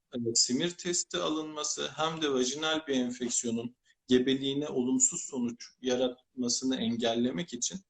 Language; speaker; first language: Turkish; native; Turkish